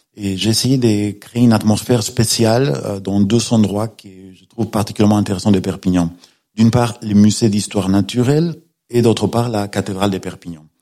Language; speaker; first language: French; non-native, fluent; Spanish